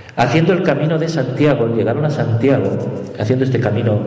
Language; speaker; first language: Spanish; native; Spanish